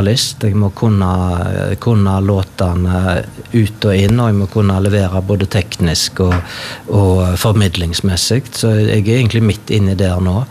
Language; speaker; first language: Norwegian; native; Norwegian